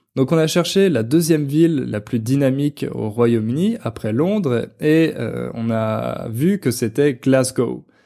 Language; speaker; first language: French; native; French